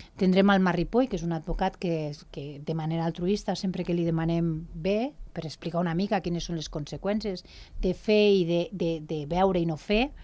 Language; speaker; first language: Catalan; non-native, local second language; Spanish